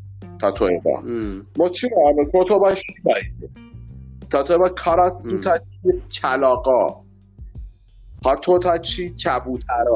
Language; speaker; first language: Japanese; non-native, learner; Persian